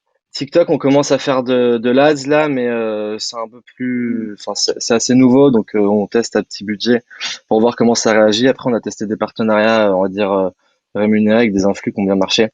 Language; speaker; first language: French; native; French